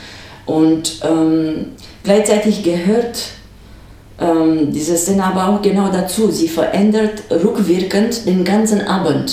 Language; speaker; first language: German; non-native, fluent; Romanian